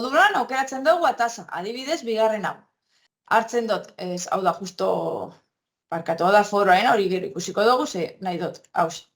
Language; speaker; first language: Basque; native; Basque